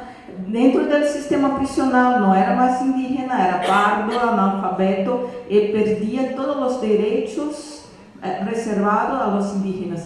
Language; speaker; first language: Spanish; non-native, fluent; Portuguese